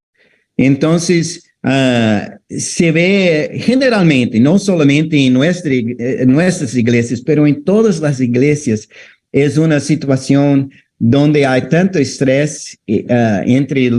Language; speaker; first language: Spanish; non-native, fluent; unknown